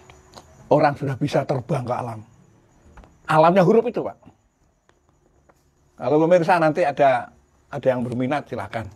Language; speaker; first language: Indonesian; non-native, local second language; Javanese